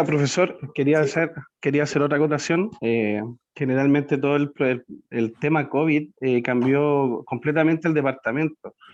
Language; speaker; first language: Spanish; native; Spanish